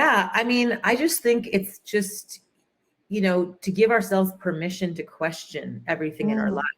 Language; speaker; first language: English; native; English